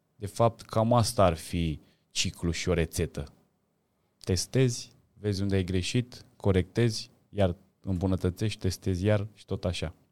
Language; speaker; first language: Romanian; native; Romanian